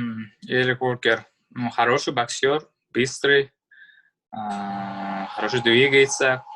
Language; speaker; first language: Russian; non-native, learner; Uzbek